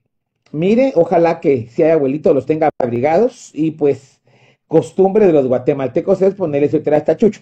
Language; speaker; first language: Spanish; native; Spanish